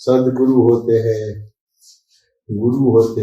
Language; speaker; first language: Hindi; non-native, local second language; Gujarati